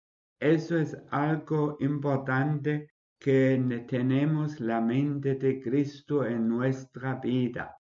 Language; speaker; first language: Spanish; non-native, fluent; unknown